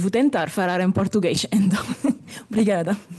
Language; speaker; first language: Portuguese; non-native, fluent; French